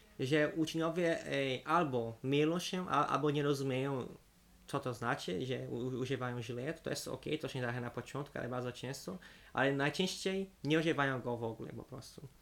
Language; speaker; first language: Polish; non-native, fluent; Portuguese